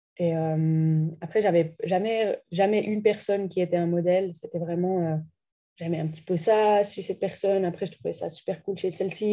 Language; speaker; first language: French; native; French